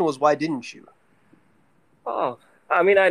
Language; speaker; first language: English; non-native, local second language; Urdu